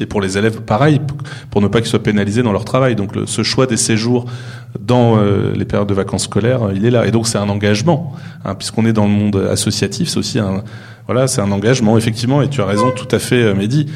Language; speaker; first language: French; native; French